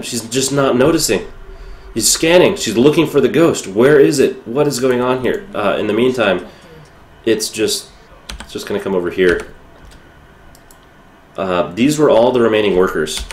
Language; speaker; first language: English; native; English